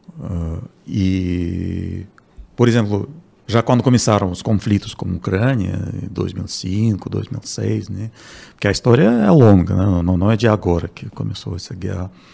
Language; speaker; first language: Portuguese; non-native, fluent; Russian